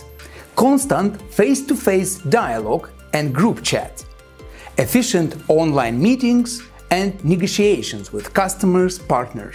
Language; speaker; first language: English; non-native, fluent; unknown